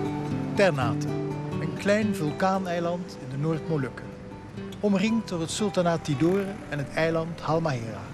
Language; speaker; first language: Dutch; native; Dutch